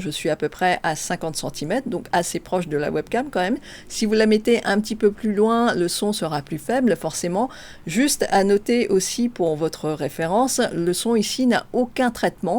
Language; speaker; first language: French; native; French